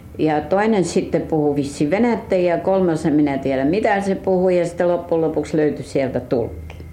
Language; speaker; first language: Finnish; early bilingual, heritage; Finnish